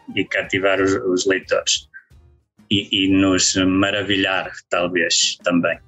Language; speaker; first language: Portuguese; native; Portuguese